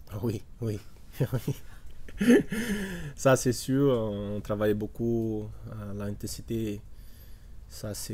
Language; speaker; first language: French; non-native, learner; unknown